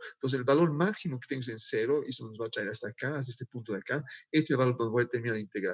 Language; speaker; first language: Spanish; native; Spanish